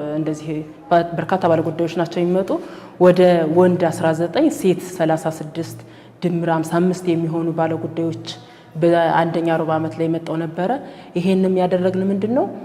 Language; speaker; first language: Amharic; native; Amharic